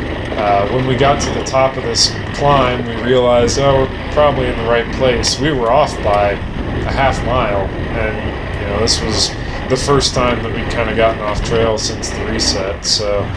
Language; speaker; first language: English; native; English